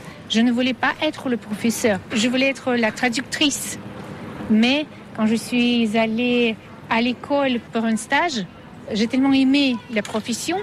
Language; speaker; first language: French; non-native, fluent; Russian